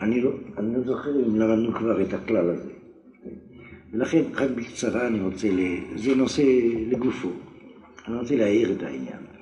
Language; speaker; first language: Hebrew; non-native, fluent; French